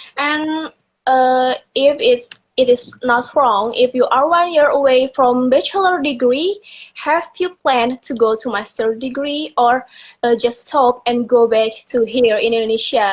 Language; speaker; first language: English; non-native, learner; Indonesian